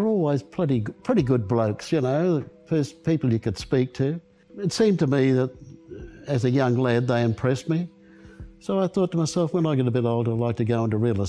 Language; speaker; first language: English; native; English